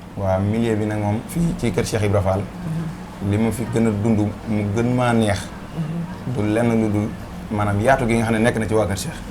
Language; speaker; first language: Wolof; native; Wolof